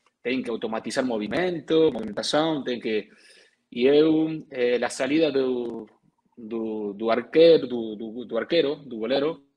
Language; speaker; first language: Portuguese; non-native, learner; Spanish